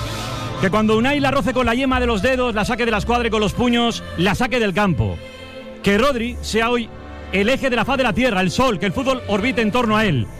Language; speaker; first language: Spanish; native; Spanish